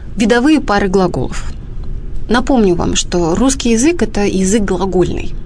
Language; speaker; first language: Russian; native; Russian